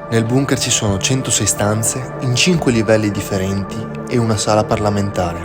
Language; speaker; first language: Italian; native; Italian